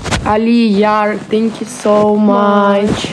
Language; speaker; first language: English; non-native, learner; Russian